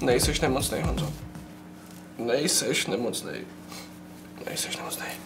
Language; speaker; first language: Czech; native; Czech